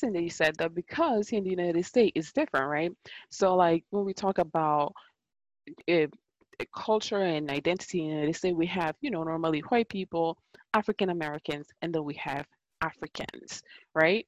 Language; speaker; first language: English; non-native, fluent; Italian